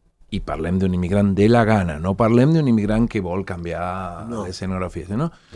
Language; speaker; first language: Catalan; non-native, fluent; Spanish